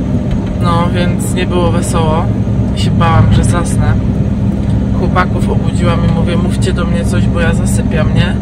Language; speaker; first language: Polish; native; Polish